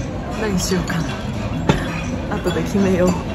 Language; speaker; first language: Japanese; non-native, learner; Korean